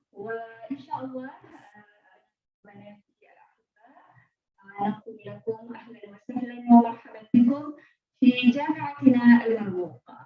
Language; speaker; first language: Arabic; non-native, fluent; Malay